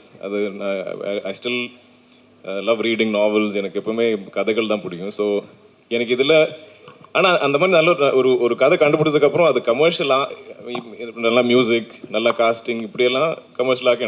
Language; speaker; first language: Tamil; non-native, local second language; Malayalam